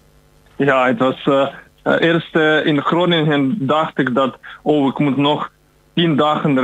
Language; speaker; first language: Dutch; non-native, learner; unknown